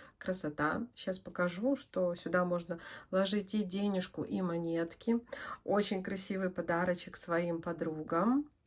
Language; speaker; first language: Russian; native; Russian